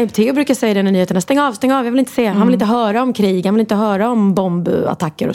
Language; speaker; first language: Swedish; native; Swedish